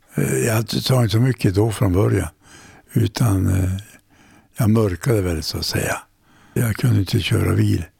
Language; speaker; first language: Swedish; native; Swedish